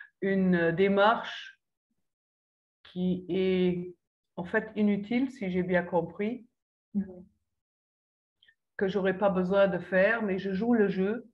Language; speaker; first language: French; non-native, local second language; Luxembourgish